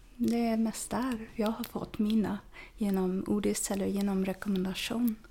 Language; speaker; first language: Swedish; non-native, fluent; English